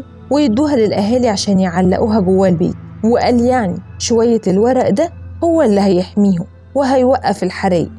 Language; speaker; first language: Arabic; native; Arabic